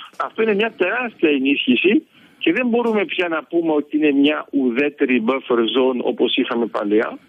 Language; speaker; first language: Greek; early bilingual, heritage; Greek